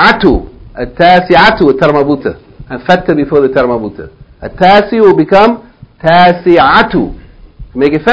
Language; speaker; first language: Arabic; non-native, fluent; English